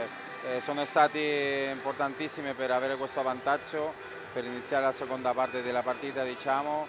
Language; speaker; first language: Italian; non-native, fluent; Spanish